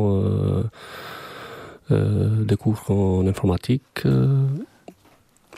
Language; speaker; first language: French; non-native, fluent; Albanian